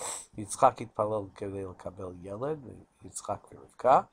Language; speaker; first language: Hebrew; non-native, fluent; English